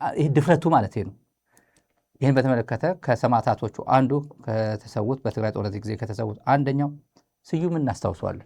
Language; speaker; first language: Amharic; native; Amharic